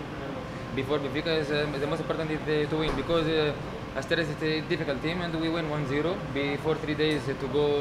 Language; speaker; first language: English; non-native, learner; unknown